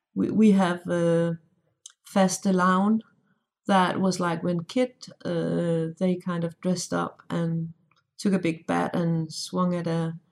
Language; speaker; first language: English; non-native, fluent; Danish